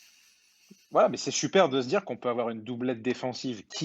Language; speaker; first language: French; native; French